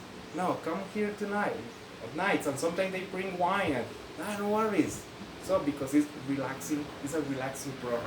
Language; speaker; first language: English; non-native, fluent; Spanish